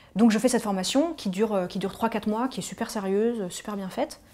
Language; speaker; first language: French; native; French